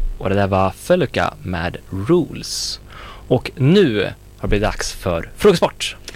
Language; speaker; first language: Swedish; native; Swedish